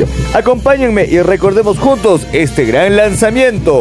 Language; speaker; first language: Spanish; native; Spanish